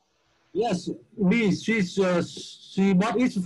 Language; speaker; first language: English; non-native, learner; Vietnamese